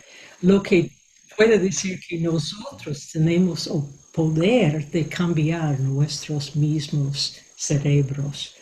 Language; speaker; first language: Spanish; non-native, fluent; English